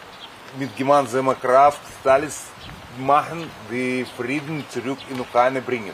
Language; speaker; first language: German; non-native, fluent; Russian